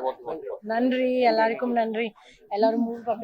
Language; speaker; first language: Tamil; non-native, learner; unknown